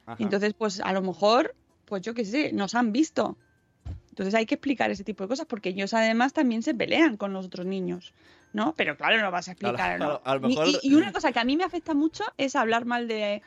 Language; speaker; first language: Spanish; native; Spanish